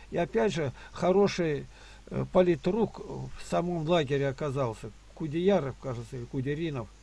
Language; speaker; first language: Russian; native; Russian